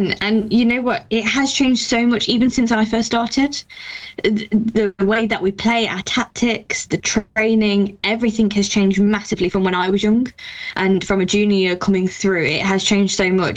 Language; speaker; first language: English; native; English